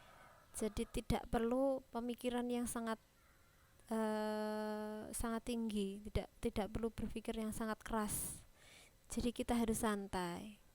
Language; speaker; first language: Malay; non-native, local second language; Javanese